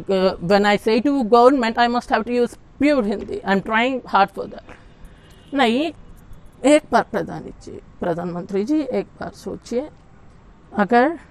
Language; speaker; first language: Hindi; non-native, local second language; Telugu